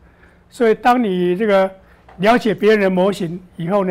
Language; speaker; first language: Chinese; native; Chinese